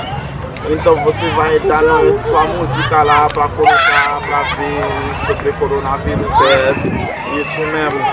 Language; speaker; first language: Portuguese; non-native, learner; Haitian Creole